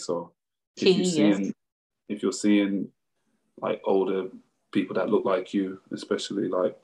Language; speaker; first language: English; native; English